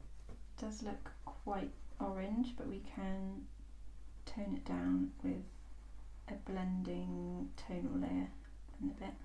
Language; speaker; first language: English; native; English